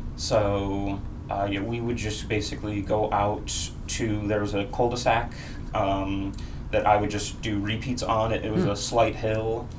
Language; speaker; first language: English; native; English